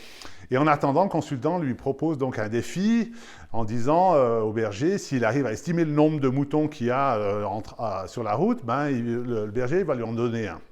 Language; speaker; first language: French; native; French